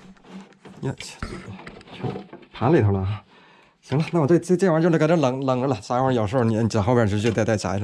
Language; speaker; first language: Chinese; native; Chinese